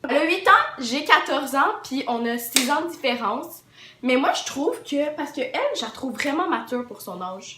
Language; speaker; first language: French; native; French